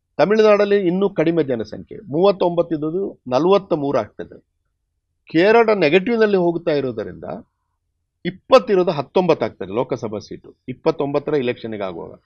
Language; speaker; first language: Kannada; non-native, local second language; Tulu